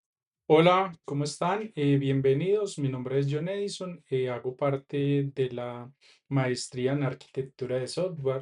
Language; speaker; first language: Spanish; native; Spanish